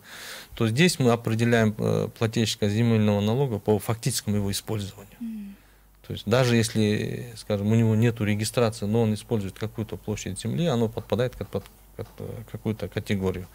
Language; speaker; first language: Russian; non-native, local second language; Kyrgyz